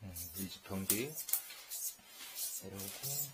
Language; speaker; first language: Korean; native; Korean